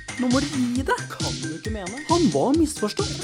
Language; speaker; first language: Norwegian; native; Norwegian